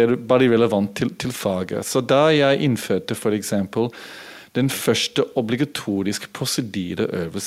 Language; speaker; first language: Norwegian; non-native, fluent; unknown